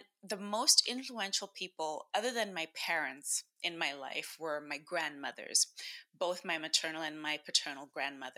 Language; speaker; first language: English; non-native, local second language; Shona